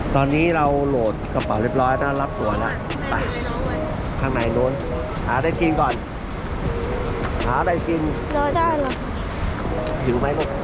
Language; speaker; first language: Thai; native; Thai